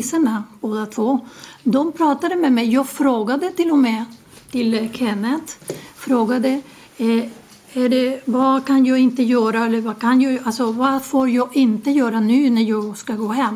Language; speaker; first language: Swedish; non-native, learner; Spanish